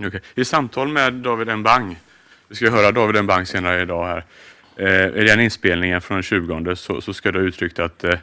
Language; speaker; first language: Swedish; native; Swedish